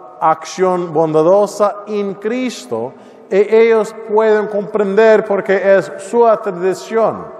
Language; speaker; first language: Spanish; non-native, learner; English